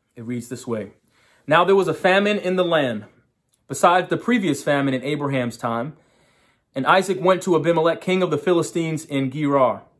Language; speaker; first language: English; native; English